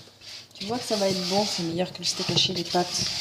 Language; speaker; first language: French; native; French